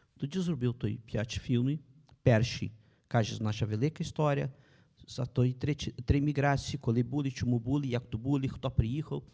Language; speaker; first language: Ukrainian; early bilingual, heritage; Portuguese